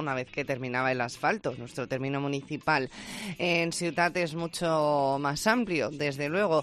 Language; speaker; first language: Spanish; native; Spanish